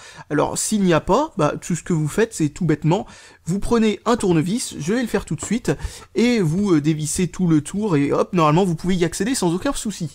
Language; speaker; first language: French; native; French